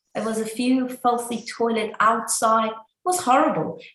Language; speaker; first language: English; non-native, fluent; Persian